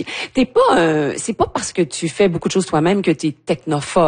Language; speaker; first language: French; native; French